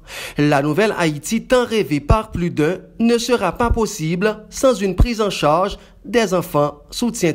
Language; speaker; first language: French; non-native, local second language; Haitian Creole